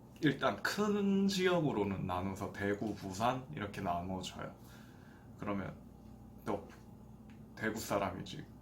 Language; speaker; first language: Korean; native; Korean